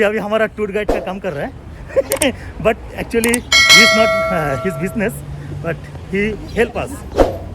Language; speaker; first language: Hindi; non-native, local second language; Bangla